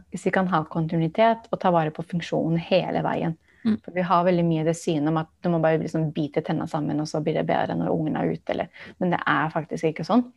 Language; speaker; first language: Norwegian; non-native, fluent; English